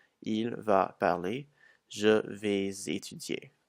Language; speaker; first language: French; non-native, fluent; English